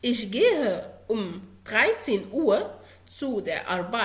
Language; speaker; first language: German; non-native, fluent; Arabic